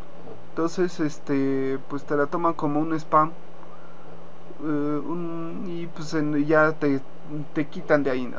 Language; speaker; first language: Spanish; native; Spanish